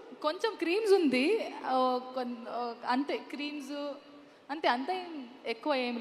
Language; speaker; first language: Telugu; non-native, learner; Kannada